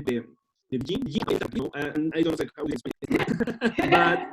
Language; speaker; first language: English; non-native, learner; Spanish